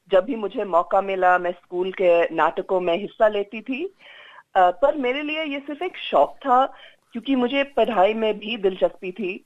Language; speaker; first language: Hindi; non-native, fluent; Kannada